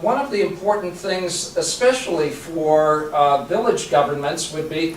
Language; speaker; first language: English; native; English